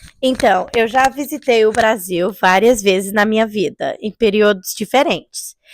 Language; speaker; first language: Portuguese; early bilingual, heritage; English